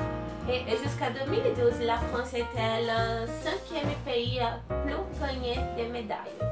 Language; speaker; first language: French; non-native, learner; Portuguese